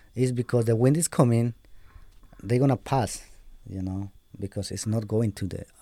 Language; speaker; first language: English; non-native, learner; Spanish